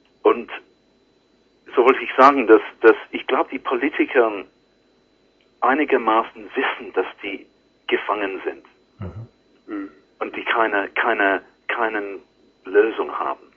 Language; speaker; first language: German; non-native, learner; English